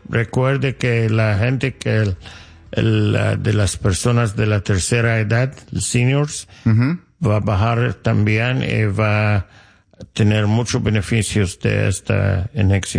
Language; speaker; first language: Spanish; non-native, learner; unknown